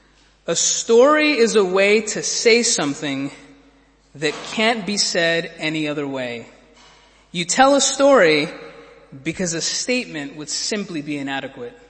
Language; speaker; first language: English; native; English